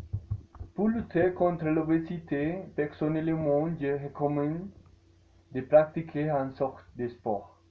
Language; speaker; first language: French; non-native, learner; Spanish